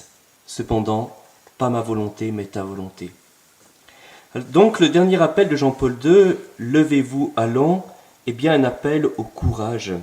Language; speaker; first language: French; native; French